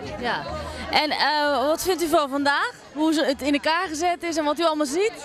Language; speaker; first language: Dutch; native; Dutch